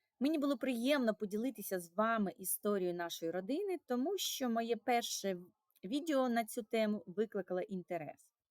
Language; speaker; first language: Ukrainian; non-native, local second language; Russian